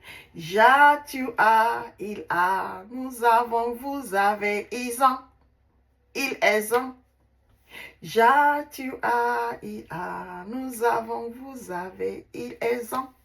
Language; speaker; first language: French; non-native, learner; Igbo